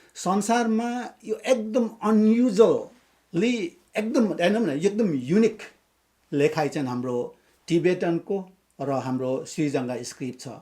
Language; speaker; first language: Nepali; non-native, local second language; Limbu